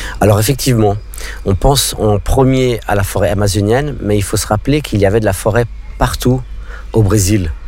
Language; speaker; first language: French; non-native, local second language; English